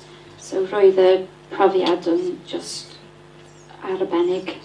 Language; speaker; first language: Welsh; non-native, learner; English